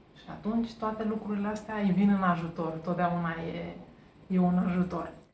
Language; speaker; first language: Romanian; native; Romanian